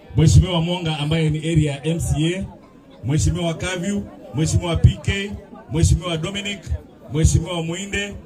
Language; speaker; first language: Swahili; non-native, local second language; Kamba